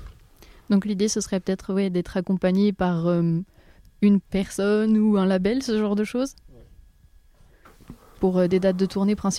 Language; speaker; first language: French; native; French